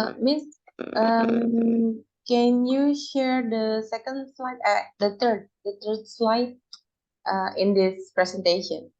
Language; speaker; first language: English; non-native, fluent; Indonesian